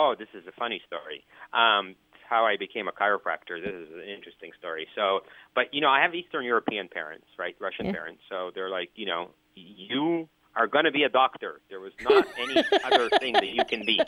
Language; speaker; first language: English; native; English